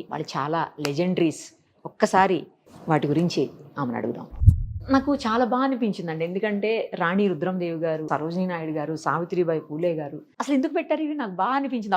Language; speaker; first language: Telugu; native; Telugu